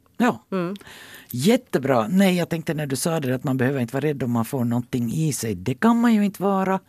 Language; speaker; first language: Swedish; native; Swedish